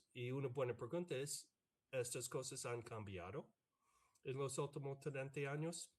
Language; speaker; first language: Spanish; non-native, fluent; English